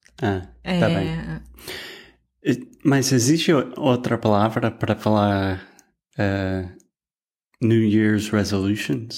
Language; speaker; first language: Portuguese; non-native, fluent; English